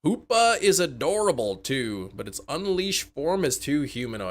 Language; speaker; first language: English; native; English